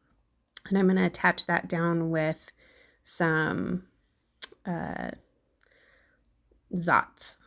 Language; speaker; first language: English; native; English